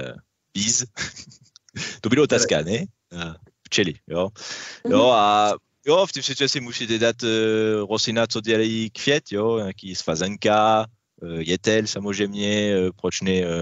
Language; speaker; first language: Czech; non-native, learner; French